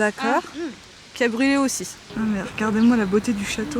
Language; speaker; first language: French; native; French